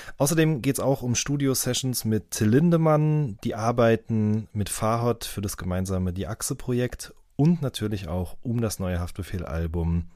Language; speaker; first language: German; native; German